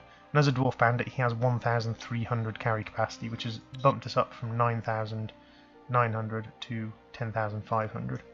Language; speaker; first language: English; native; English